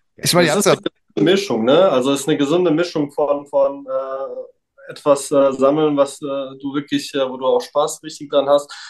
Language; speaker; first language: German; native; German